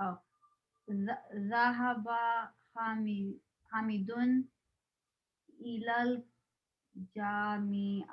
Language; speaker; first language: Arabic; non-native, learner; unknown